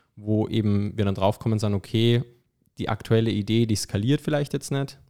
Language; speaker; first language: German; native; German